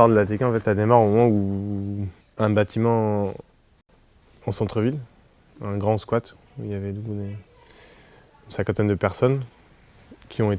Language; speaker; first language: French; native; French